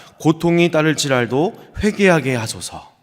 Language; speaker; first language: Korean; native; Korean